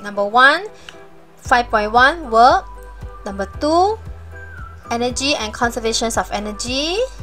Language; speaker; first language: English; non-native, local second language; Malay